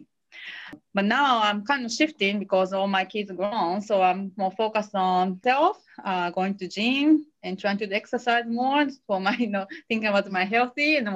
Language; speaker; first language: English; non-native, fluent; Japanese